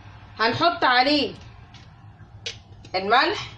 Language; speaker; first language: Arabic; native; Arabic